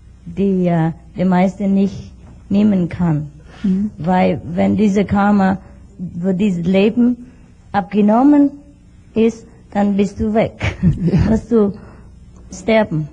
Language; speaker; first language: German; non-native, fluent; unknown